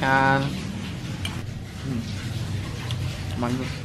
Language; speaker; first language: Indonesian; non-native, fluent; French